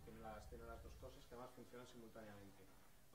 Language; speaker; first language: Spanish; native; Spanish